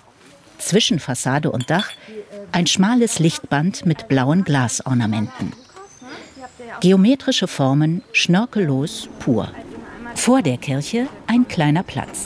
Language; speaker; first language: German; native; German